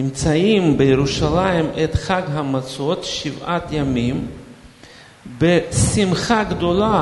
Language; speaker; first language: Hebrew; non-native, fluent; Russian